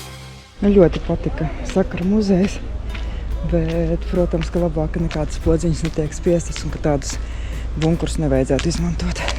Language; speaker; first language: Latvian; native; Latvian